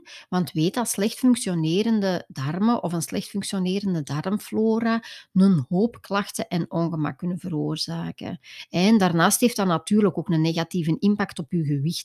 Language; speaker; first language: Dutch; native; Dutch